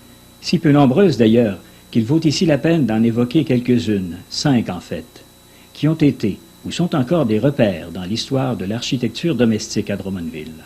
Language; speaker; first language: French; native; French